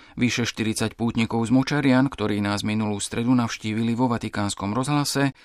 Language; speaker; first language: Slovak; native; Slovak